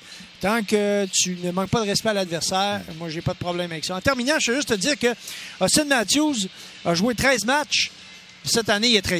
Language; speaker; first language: French; native; French